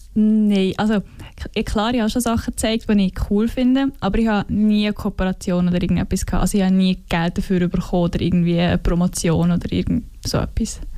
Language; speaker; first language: German; native; German